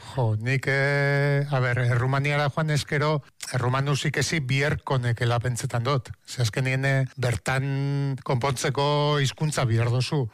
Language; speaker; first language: Basque; native; Basque